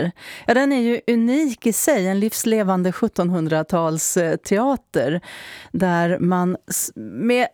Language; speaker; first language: Swedish; native; Swedish